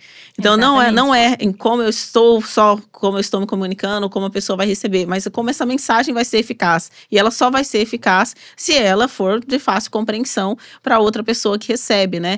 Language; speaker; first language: Portuguese; native; Portuguese